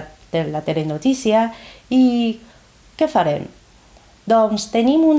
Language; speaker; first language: Catalan; non-native, fluent; Chinese